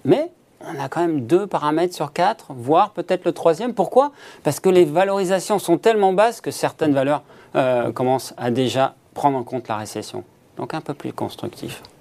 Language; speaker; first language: French; native; French